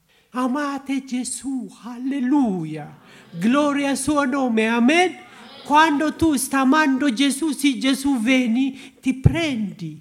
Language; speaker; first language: Italian; non-native, learner; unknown